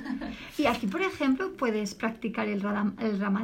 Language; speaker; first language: Spanish; native; Spanish